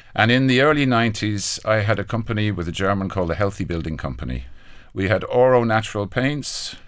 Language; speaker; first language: English; native; English